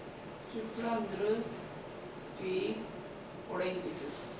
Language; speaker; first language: French; non-native, learner; Korean